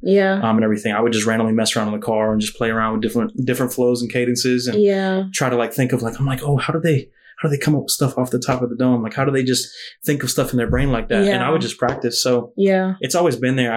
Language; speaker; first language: English; native; English